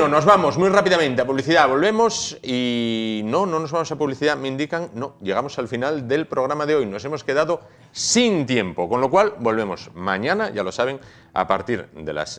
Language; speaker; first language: Spanish; native; Spanish